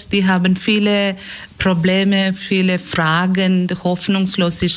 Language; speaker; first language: German; non-native, learner; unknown